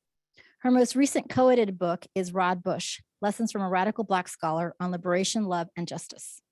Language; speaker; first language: English; native; English